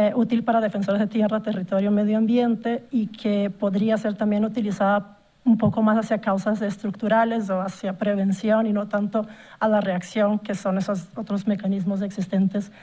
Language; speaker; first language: Spanish; non-native, fluent; Portuguese